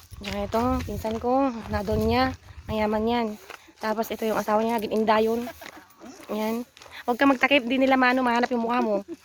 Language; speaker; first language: Filipino; non-native, local second language; Iloko